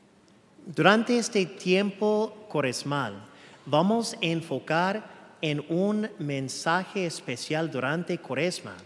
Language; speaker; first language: Spanish; non-native, fluent; English